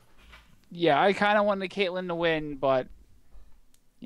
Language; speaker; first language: English; native; English